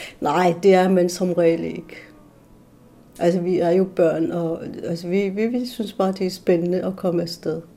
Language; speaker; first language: Danish; non-native, local second language; Kalaallisut